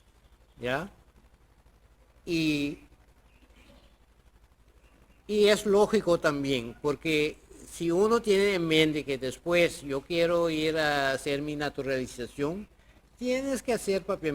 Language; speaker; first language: Spanish; non-native, fluent; Papiamento